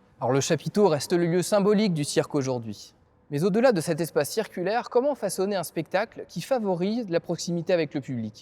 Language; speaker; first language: French; native; French